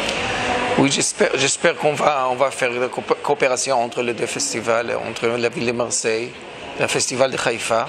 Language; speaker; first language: French; non-native, fluent; Hebrew